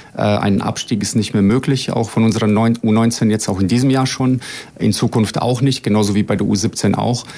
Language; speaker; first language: German; early bilingual, other home language; Bosnian